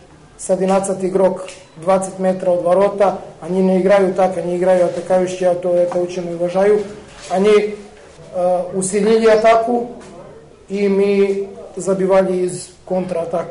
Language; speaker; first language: Russian; non-native, learner; Serbian